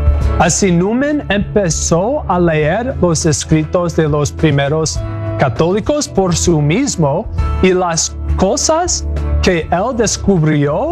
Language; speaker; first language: Spanish; non-native, learner; English